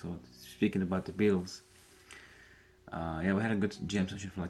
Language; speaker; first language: English; early bilingual, other home language; Arabic